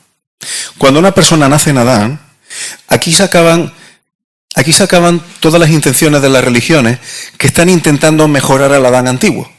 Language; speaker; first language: Spanish; native; Spanish